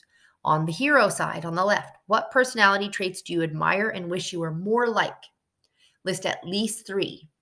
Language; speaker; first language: English; native; English